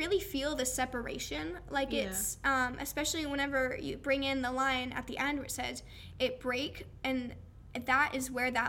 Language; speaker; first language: English; native; English